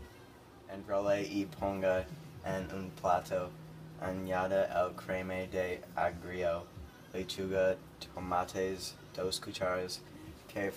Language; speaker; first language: Spanish; non-native, learner; English